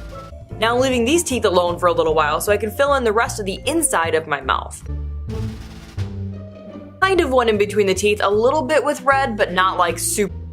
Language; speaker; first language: English; native; English